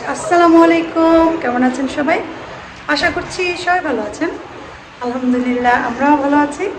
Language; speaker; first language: Bangla; native; Bangla